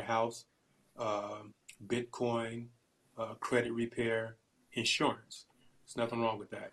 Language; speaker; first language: English; native; English